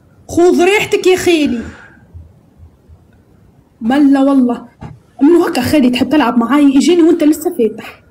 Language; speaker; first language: Arabic; native; Arabic